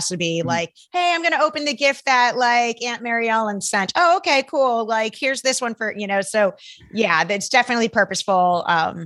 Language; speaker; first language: English; native; English